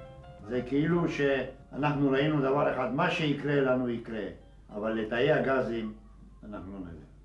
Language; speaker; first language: Hebrew; non-native, fluent; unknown